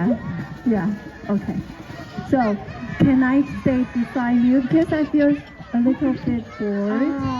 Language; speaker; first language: English; non-native, learner; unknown